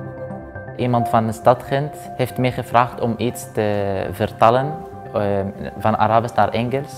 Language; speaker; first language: Dutch; non-native, fluent; Arabic